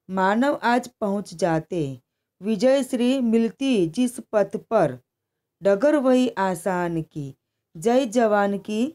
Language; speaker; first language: Hindi; non-native, local second language; Gujarati